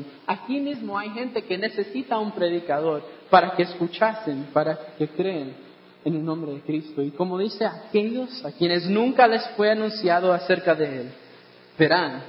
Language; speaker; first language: Spanish; non-native, fluent; English